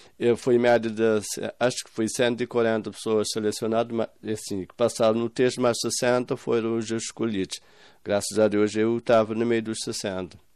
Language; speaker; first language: Portuguese; non-native, local second language; Kabuverdianu